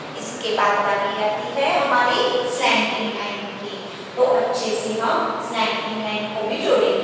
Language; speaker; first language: Hindi; native; Hindi